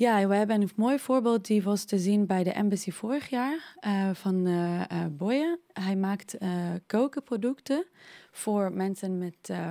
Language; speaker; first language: Dutch; non-native, fluent; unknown